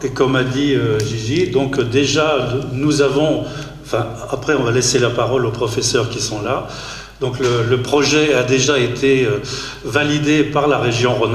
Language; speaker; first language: French; native; French